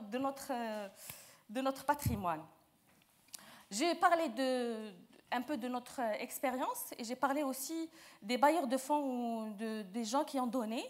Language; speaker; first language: French; non-native, local second language; Arabic